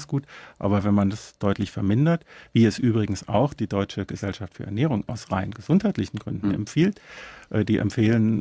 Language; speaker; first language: German; native; German